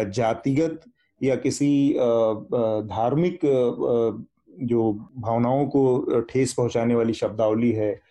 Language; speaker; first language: Hindi; native; Hindi